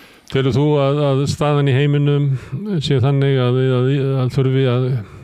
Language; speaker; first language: Icelandic; native; Icelandic